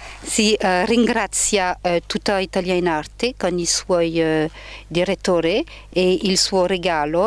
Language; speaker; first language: Italian; early bilingual, heritage; French